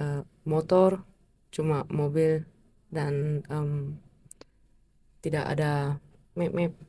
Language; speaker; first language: Indonesian; non-native, learner; German